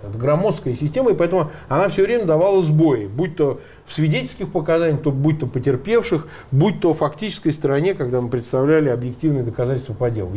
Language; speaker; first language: Russian; native; Russian